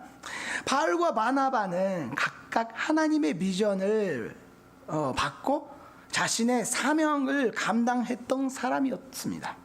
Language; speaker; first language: Korean; non-native, fluent; Japanese